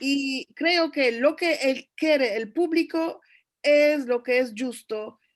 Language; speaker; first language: Spanish; early bilingual, heritage; Turkish